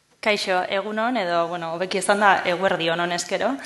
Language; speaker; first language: Basque; native; Basque